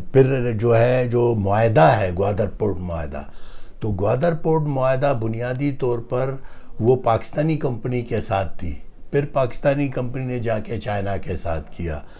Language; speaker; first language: Urdu; non-native, local second language; Baluchi